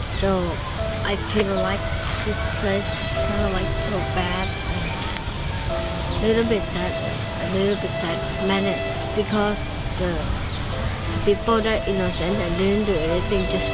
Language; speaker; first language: English; non-native, learner; Thai